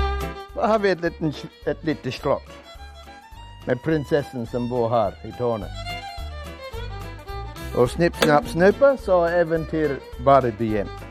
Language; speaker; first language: Swedish; non-native, fluent; English